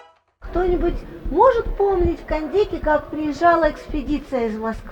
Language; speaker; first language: Russian; native; Russian